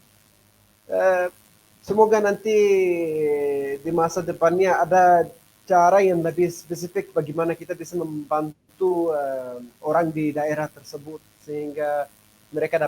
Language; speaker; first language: Indonesian; non-native, fluent; Arabic